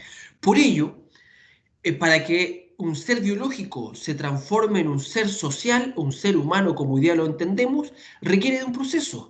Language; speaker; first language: Spanish; native; Spanish